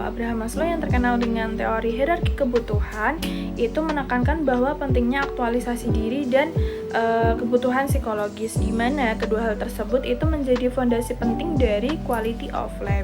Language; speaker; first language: Indonesian; native; Indonesian